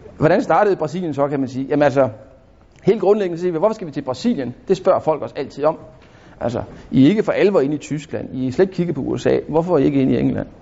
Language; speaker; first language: Danish; native; Danish